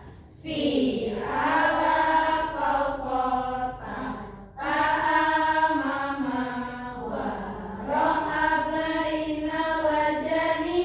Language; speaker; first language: Arabic; non-native, fluent; Indonesian